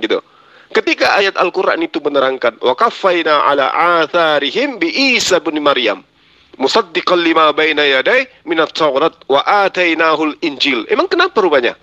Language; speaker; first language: Indonesian; native; Indonesian